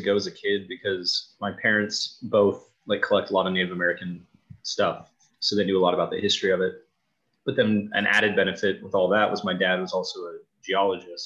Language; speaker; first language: English; native; English